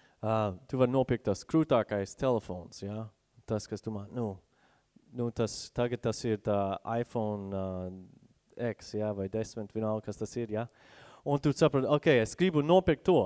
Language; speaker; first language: Latvian; non-native, fluent; English